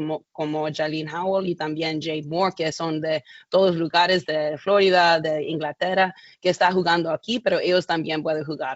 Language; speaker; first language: Spanish; non-native, learner; English